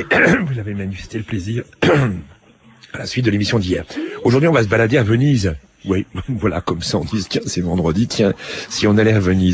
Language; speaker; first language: French; native; French